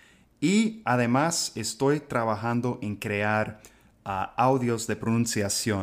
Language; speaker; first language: Spanish; non-native, fluent; English